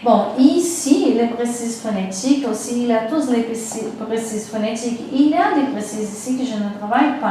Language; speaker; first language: French; non-native, fluent; Portuguese